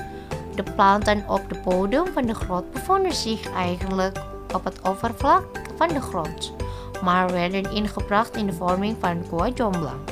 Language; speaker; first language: Dutch; non-native, fluent; Indonesian